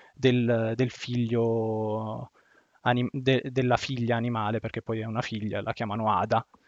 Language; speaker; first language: Italian; native; Italian